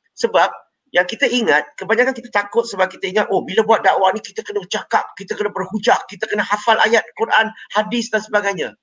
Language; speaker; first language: Malay; non-native, local second language; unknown